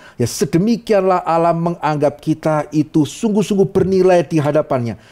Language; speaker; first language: Indonesian; native; Indonesian